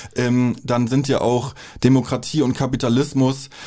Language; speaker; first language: German; native; German